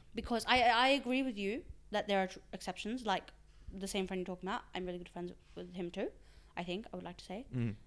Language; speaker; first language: English; early bilingual, other home language; Urdu